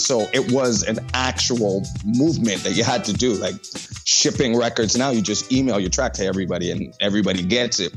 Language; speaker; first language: English; native; English